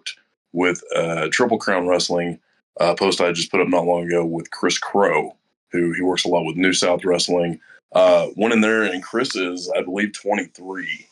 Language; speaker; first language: English; native; English